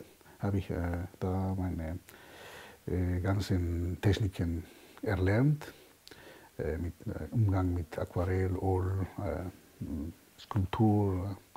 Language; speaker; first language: German; non-native, fluent; Spanish